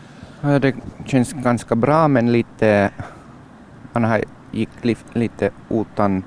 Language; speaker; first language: Swedish; non-native, learner; Finnish